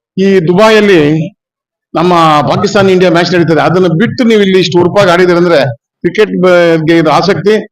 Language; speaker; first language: Kannada; native; Kannada